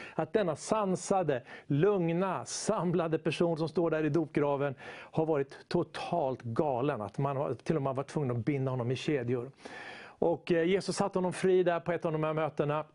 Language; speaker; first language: Swedish; native; Swedish